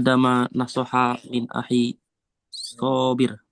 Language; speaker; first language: Arabic; non-native, learner; Indonesian